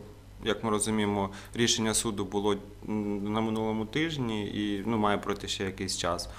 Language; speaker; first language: Ukrainian; native; Ukrainian